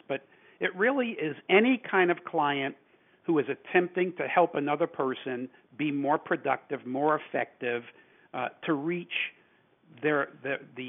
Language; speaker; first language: English; native; English